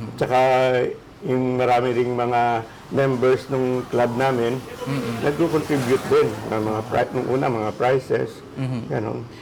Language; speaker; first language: Filipino; non-native, local second language; Aklanon